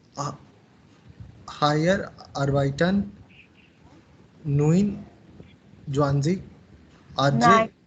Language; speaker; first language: German; non-native, learner; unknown